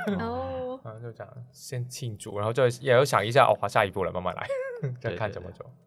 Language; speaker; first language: Chinese; non-native, local second language; Cantonese